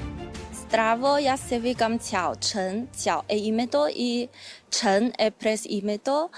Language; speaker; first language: Macedonian; non-native, fluent; Chinese